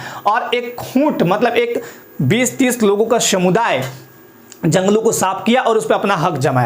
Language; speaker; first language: Hindi; native; Hindi